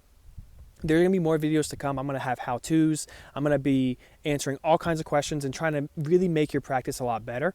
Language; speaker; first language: English; native; English